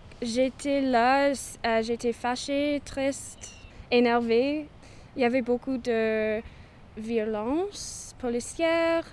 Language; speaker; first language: French; non-native, local second language; English